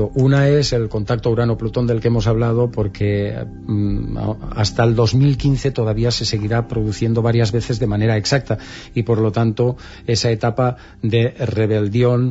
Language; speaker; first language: Spanish; native; Spanish